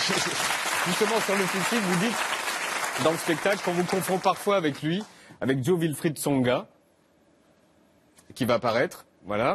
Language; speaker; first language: French; native; French